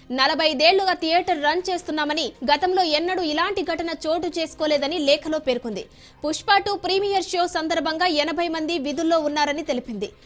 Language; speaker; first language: Telugu; native; Telugu